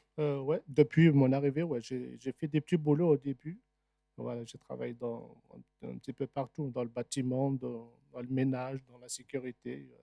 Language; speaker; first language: French; non-native, local second language; Arabic